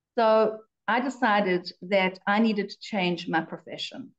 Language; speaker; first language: English; native; English